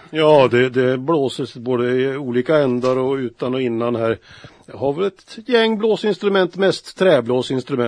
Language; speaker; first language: Swedish; native; Swedish